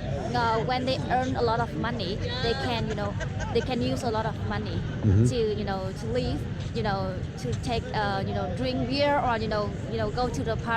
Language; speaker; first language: English; non-native, learner; Vietnamese